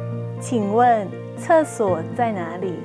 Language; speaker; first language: Chinese; non-native, fluent; Thai